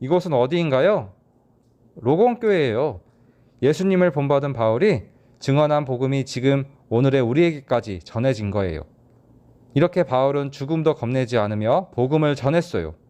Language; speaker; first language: Korean; native; Korean